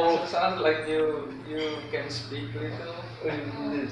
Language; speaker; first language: English; non-native, fluent; Indonesian